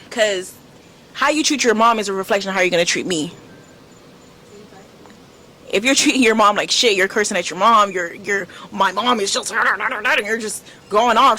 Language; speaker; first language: English; native; English